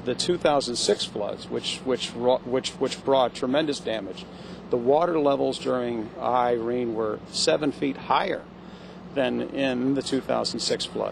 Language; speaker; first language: English; native; English